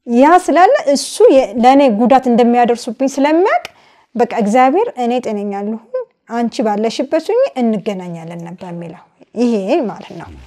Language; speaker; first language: Amharic; native; Amharic